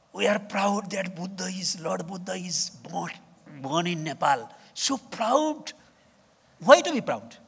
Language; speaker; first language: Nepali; native; Nepali